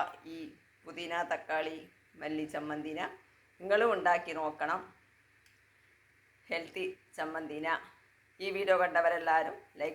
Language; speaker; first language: Malayalam; native; Malayalam